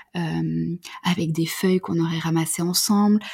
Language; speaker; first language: French; native; French